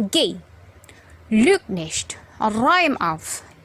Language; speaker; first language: German; non-native, fluent; Indonesian